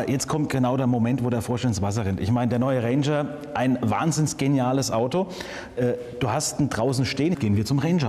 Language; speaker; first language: German; native; German